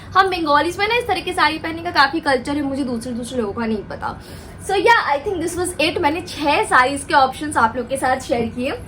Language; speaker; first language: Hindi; non-native, local second language; Bangla